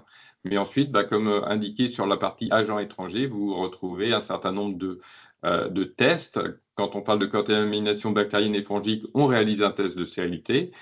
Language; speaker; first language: French; native; French